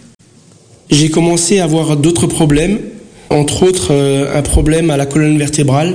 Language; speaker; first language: French; early bilingual, other home language; Portuguese